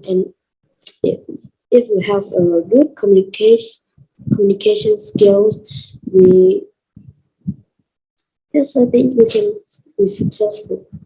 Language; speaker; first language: English; non-native, learner; Vietnamese